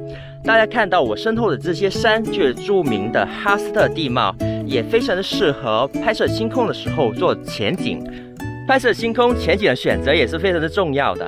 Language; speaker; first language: Chinese; non-native, local second language; Cantonese